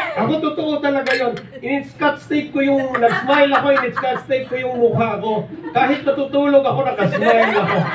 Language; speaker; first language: Filipino; non-native, local second language; Cebuano